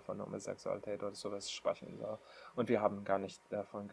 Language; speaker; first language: German; non-native, learner; English